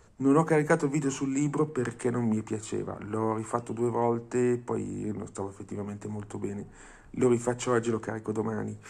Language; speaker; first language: Italian; non-native, fluent; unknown